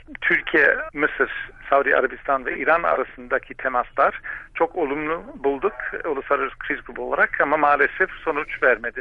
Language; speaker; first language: Turkish; non-native, fluent; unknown